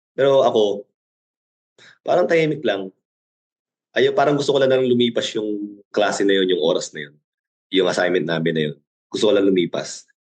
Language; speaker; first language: Filipino; early bilingual, other home language; Korean